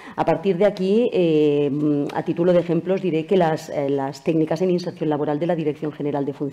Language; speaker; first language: Spanish; non-native, local second language; Catalan